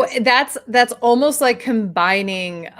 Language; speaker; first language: English; native; English